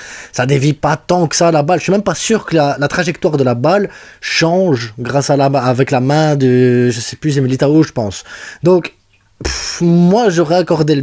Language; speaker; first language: French; native; French